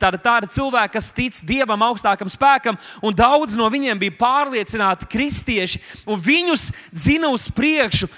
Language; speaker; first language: Latvian; native; Latvian